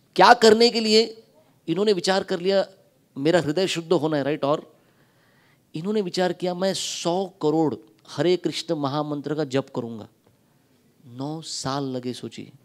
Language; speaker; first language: Hindi; non-native, local second language; Marathi